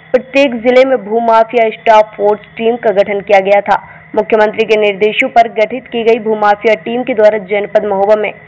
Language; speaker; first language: Hindi; native; Hindi